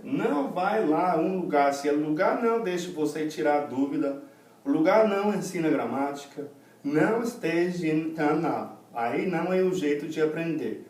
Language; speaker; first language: Portuguese; non-native, fluent; English